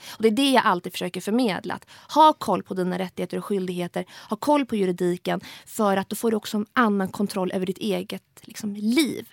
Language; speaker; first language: Swedish; early bilingual, other home language; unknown